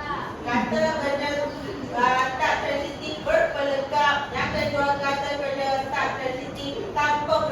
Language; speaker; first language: Malay; native; Malay